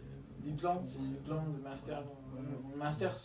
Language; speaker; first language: French; non-native, learner; Spanish